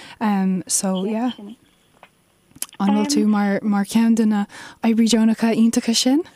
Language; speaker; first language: Irish; non-native, local second language; English